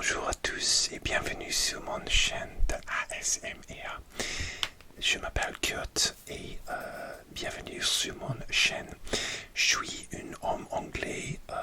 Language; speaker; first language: French; non-native, learner; English